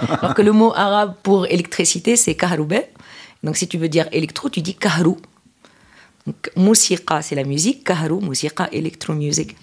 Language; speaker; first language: French; non-native, local second language; Arabic